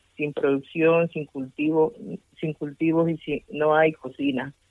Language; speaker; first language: Spanish; native; Spanish